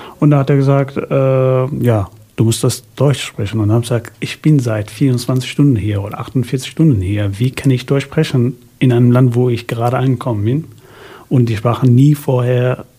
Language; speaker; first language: German; non-native, fluent; Arabic